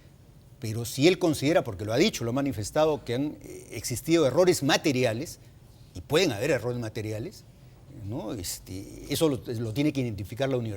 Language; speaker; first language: Spanish; native; Spanish